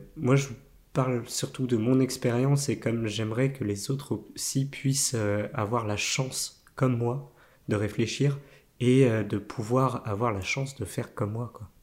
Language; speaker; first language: French; native; French